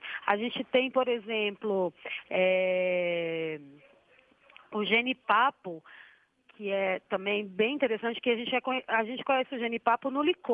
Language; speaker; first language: Portuguese; native; Portuguese